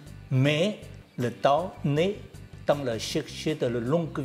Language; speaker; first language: French; non-native, learner; Chinese